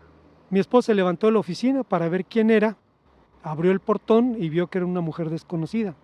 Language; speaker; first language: Spanish; native; Spanish